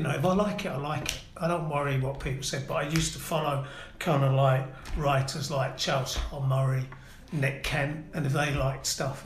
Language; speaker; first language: English; native; English